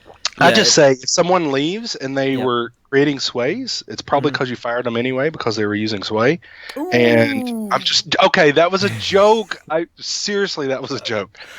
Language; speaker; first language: English; native; English